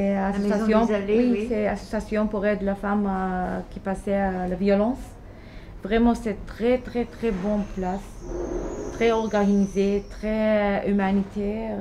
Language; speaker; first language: French; non-native, learner; Arabic